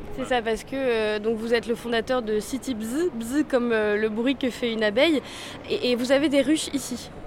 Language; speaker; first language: French; native; French